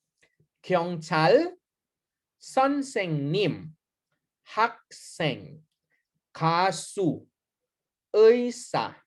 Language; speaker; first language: Korean; non-native, learner; Hiligaynon